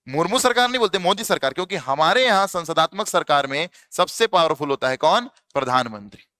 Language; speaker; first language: Hindi; native; Hindi